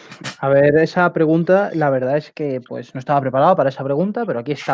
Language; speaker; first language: Spanish; native; Spanish